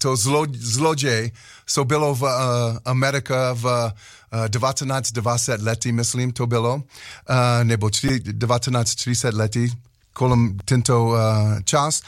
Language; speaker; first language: Czech; non-native, learner; English